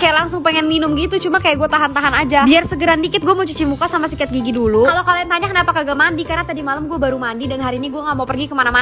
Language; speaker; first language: Indonesian; native; Indonesian